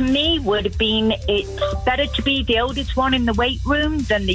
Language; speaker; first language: English; native; English